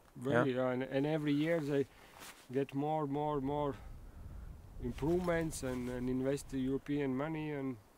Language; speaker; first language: English; non-native, learner; Latvian